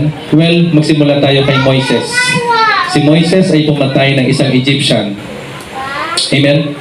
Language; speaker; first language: Filipino; native; Filipino